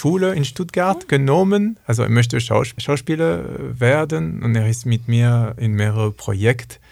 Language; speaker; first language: German; non-native, learner; French